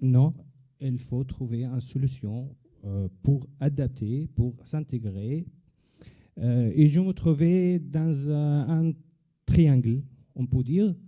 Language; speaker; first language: French; non-native, learner; Arabic